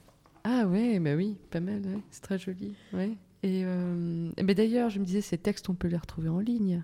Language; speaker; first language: French; native; French